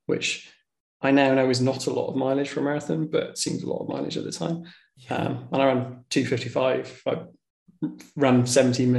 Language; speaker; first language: English; native; English